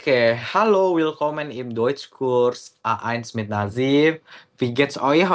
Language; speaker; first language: German; non-native, learner; Indonesian